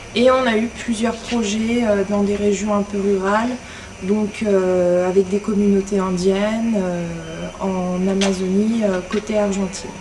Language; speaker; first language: French; native; French